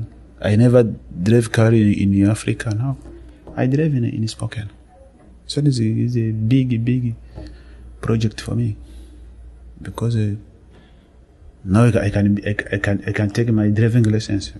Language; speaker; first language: English; non-native, learner; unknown